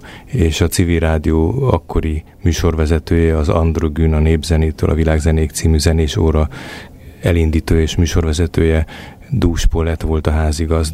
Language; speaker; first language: Hungarian; native; Hungarian